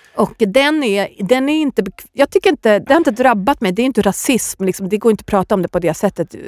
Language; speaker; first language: Swedish; native; Swedish